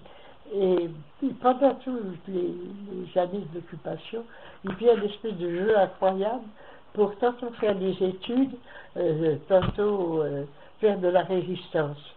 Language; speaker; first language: French; native; French